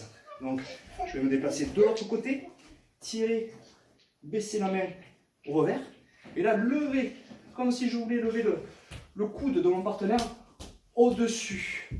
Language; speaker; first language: French; native; French